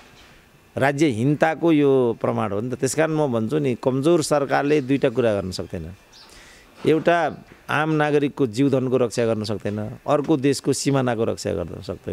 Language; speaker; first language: Nepali; native; Nepali